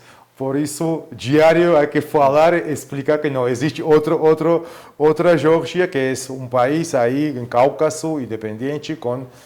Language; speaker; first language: Portuguese; non-native, fluent; Georgian